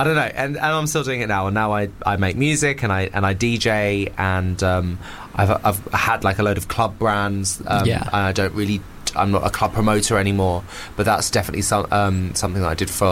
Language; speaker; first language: English; native; English